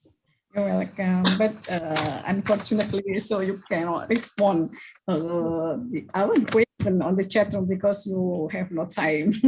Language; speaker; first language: English; non-native, learner; Indonesian